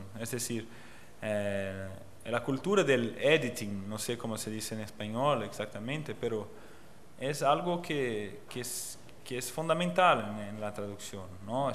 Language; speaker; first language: Spanish; non-native, fluent; Portuguese